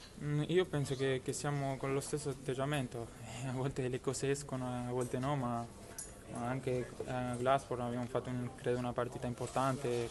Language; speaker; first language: Italian; non-native, fluent; Spanish